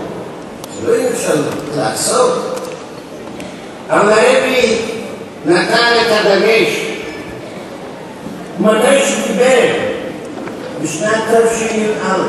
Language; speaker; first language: Hebrew; non-native, fluent; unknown